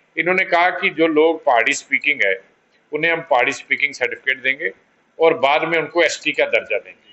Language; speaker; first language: Hindi; non-native, local second language; Pahari-Potwari